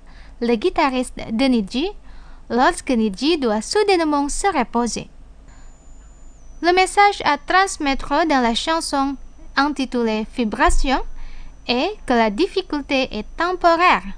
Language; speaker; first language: French; non-native, fluent; Indonesian